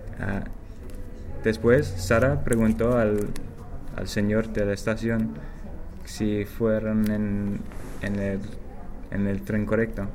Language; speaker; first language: Spanish; non-native, learner; English